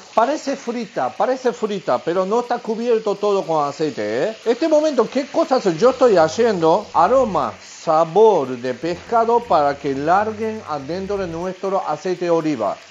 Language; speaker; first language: Spanish; non-native, learner; Japanese